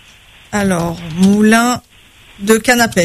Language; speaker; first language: French; native; French